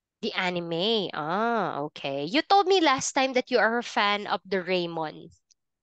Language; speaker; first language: English; non-native, fluent; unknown